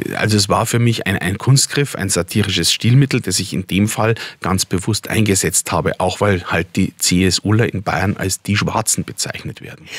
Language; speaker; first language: German; native; German